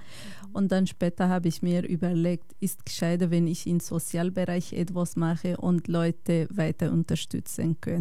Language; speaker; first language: German; non-native, fluent; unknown